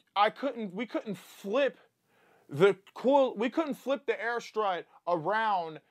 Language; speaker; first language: English; native; English